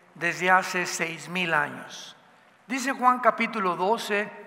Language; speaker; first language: Spanish; native; Spanish